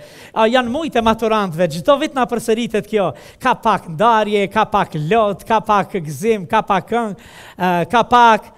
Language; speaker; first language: Albanian; native; Albanian